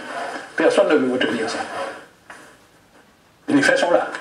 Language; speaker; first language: French; native; French